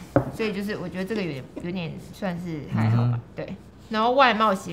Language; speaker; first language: Chinese; native; Chinese